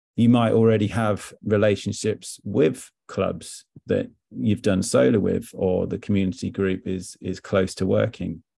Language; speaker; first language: English; native; English